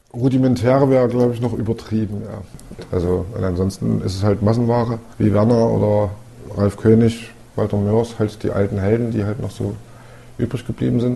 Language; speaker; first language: German; native; German